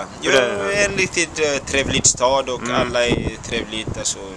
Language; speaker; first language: Swedish; non-native, fluent; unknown